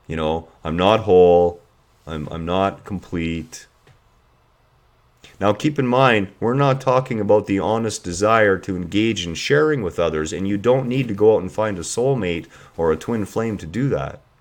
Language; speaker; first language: English; native; English